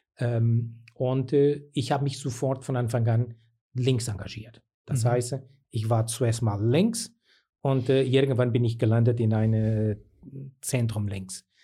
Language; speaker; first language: German; non-native, fluent; Portuguese